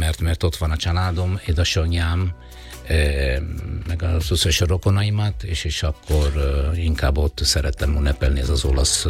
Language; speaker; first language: Hungarian; non-native, fluent; Italian